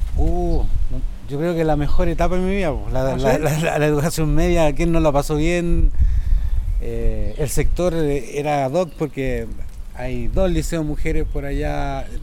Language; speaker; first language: Spanish; native; Spanish